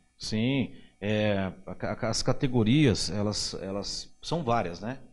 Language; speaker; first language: Portuguese; native; Portuguese